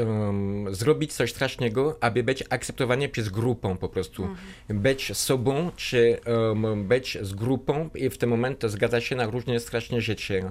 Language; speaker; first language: Polish; non-native, fluent; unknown